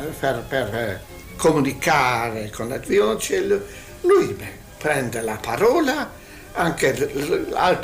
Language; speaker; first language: Italian; non-native, learner; Hungarian